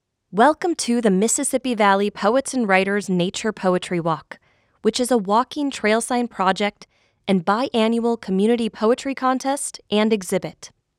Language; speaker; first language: English; native; English